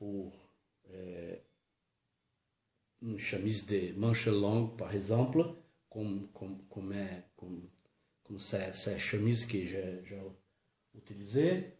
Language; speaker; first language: French; non-native, learner; Portuguese